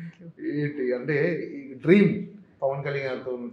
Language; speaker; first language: Telugu; native; Telugu